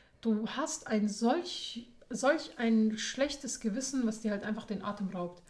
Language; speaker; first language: German; early bilingual, other home language; Persian